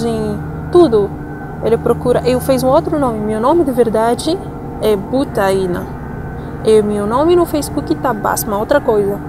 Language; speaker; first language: Portuguese; non-native, learner; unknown